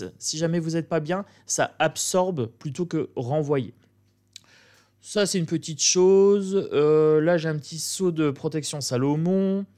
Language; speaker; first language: French; native; French